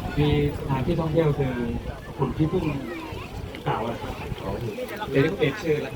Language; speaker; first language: Thai; native; Thai